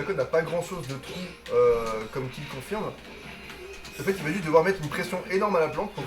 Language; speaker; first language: French; native; French